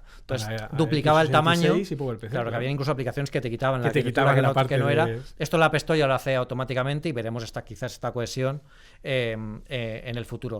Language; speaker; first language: Spanish; native; Spanish